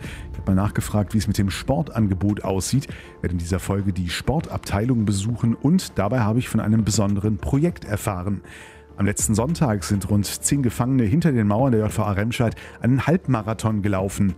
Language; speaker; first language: German; native; German